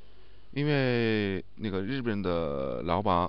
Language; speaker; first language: Chinese; non-native, learner; Japanese